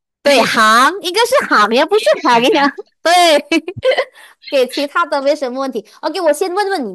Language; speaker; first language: Chinese; non-native, fluent; Indonesian